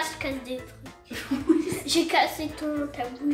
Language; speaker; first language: French; native; French